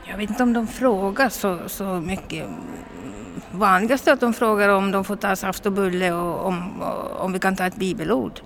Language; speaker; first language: Swedish; native; Swedish